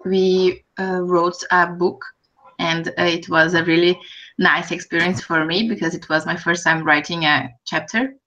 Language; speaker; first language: English; non-native, fluent; Portuguese